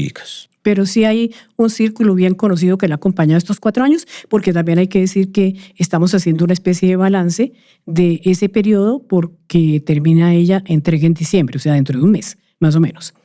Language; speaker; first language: Spanish; native; Spanish